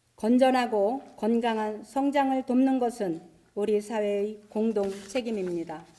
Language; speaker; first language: Korean; native; Korean